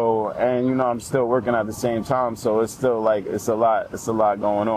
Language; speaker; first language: English; native; English